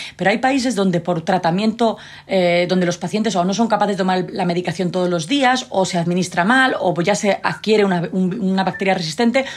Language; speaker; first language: Spanish; native; Spanish